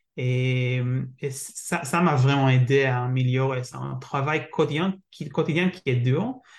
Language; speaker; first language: French; non-native, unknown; Hebrew